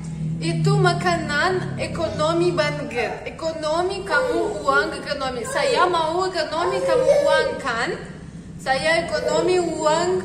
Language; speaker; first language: Indonesian; non-native, learner; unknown